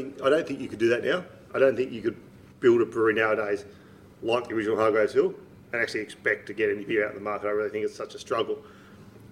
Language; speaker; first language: English; native; English